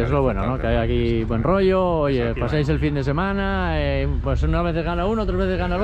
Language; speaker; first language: Spanish; native; Spanish